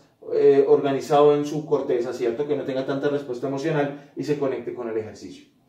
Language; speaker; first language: Spanish; native; Spanish